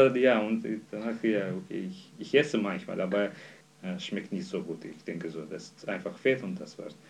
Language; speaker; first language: German; non-native, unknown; Azerbaijani